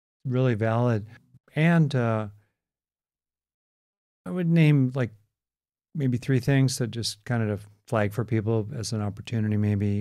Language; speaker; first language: English; native; English